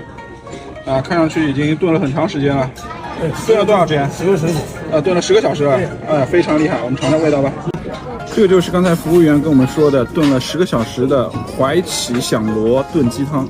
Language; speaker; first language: Chinese; native; Chinese